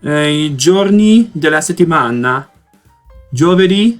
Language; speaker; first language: Italian; non-native, learner; Portuguese